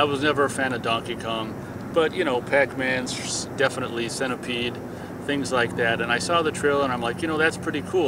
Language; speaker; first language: English; native; English